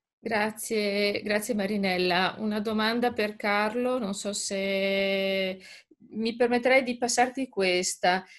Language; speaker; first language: Italian; native; Italian